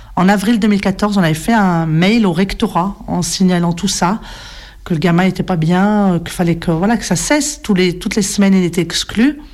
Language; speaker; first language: French; native; French